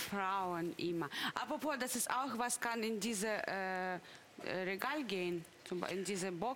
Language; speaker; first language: German; non-native, fluent; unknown